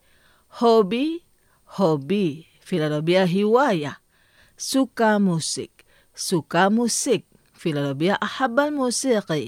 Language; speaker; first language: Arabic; non-native, learner; Indonesian